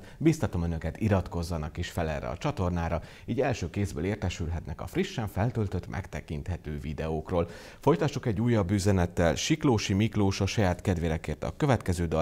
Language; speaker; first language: Hungarian; native; Hungarian